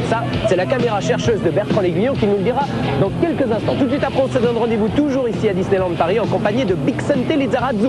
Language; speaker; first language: French; native; French